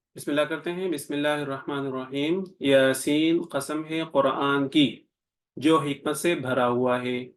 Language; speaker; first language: Urdu; non-native, local second language; Pashto